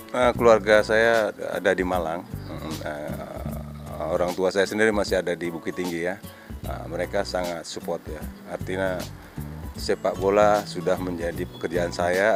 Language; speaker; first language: Indonesian; non-native, local second language; Minangkabau